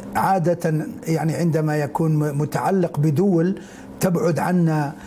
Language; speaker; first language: Arabic; native; Arabic